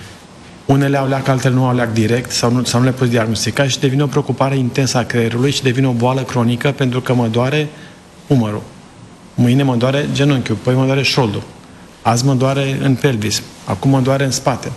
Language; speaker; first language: Romanian; native; Romanian